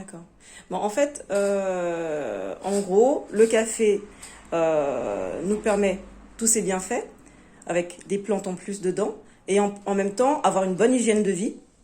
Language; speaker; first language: French; native; French